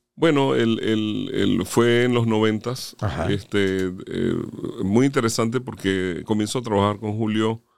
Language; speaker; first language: Spanish; native; Spanish